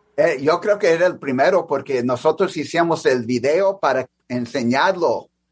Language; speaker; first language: Spanish; early bilingual, heritage; English